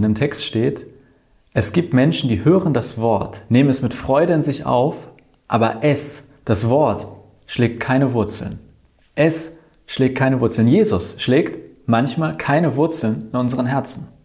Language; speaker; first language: German; native; German